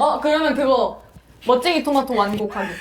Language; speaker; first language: Korean; native; Korean